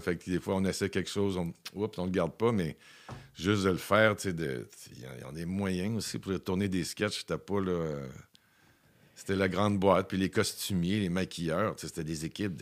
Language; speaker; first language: French; native; French